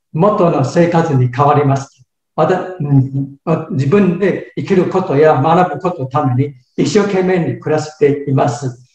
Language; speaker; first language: Japanese; non-native, fluent; Chinese